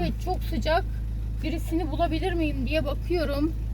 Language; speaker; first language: Turkish; native; Turkish